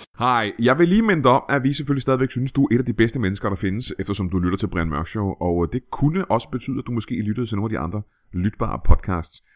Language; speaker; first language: Danish; native; Danish